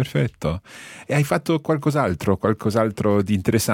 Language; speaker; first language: Italian; non-native, fluent; English